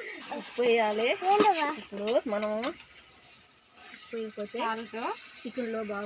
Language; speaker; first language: Telugu; native; Telugu